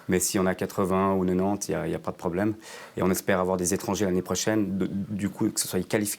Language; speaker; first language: French; native; French